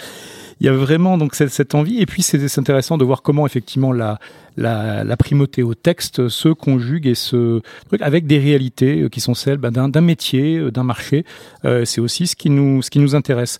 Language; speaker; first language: French; native; French